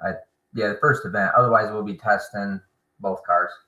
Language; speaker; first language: English; native; English